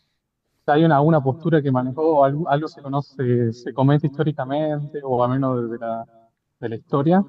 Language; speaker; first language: Spanish; native; Spanish